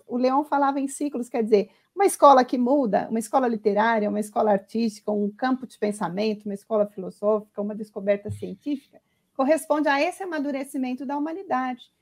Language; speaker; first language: Portuguese; native; Portuguese